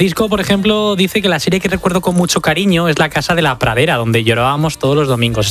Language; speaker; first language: Spanish; native; Spanish